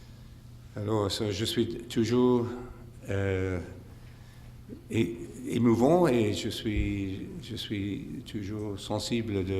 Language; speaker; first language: French; non-native, fluent; English